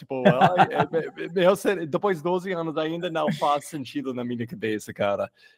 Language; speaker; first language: Portuguese; non-native, fluent; English